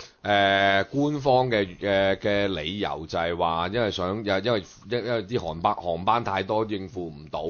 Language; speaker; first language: Cantonese; native; Cantonese